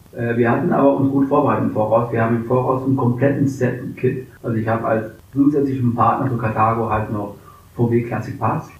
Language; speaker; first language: German; early bilingual, other home language; English